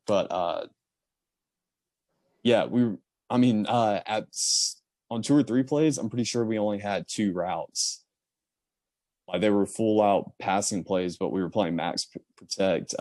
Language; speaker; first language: English; native; English